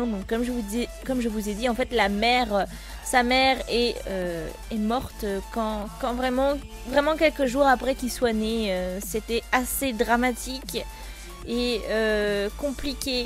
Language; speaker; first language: French; native; French